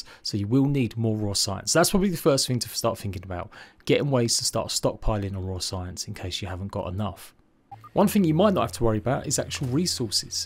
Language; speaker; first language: English; native; English